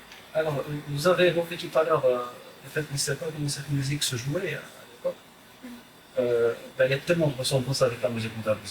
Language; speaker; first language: French; non-native, local second language; Arabic